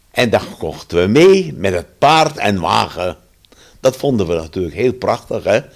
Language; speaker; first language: Dutch; early bilingual, other home language; German